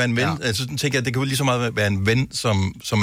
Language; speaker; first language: Danish; native; Danish